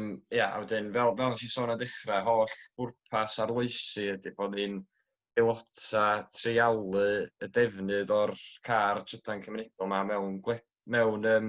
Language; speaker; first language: Welsh; native; Welsh